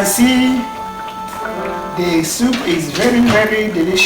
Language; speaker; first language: English; non-native, local second language; Igbo